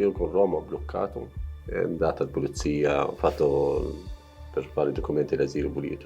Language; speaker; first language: Italian; non-native, learner; Arabic